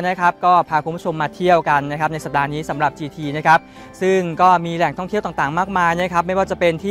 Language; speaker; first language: Thai; native; Thai